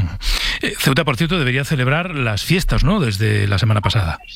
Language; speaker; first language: Spanish; native; Spanish